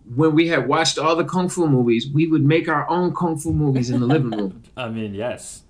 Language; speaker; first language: English; native; English